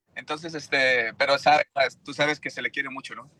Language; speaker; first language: Spanish; native; Spanish